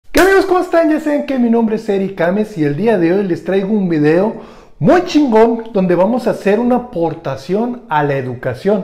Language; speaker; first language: Spanish; native; Spanish